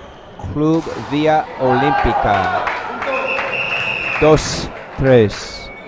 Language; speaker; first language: Spanish; non-native, learner; English